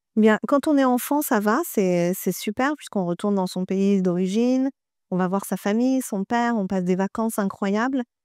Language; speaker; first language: French; early bilingual, other home language; Persian